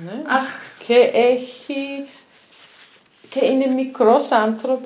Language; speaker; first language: Greek; non-native, learner; German